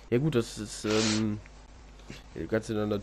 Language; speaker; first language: German; native; German